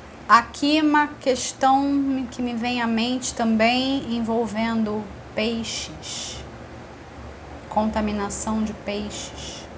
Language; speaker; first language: Portuguese; native; Portuguese